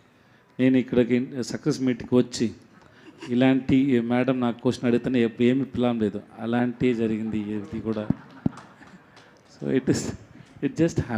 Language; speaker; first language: Telugu; non-native, learner; Tamil